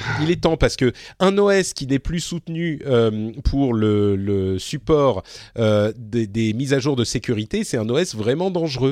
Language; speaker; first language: French; native; French